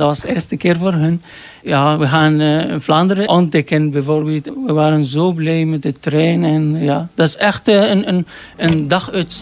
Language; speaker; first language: Dutch; non-native, learner; Arabic